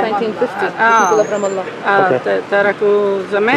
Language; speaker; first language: English; non-native, learner; Arabic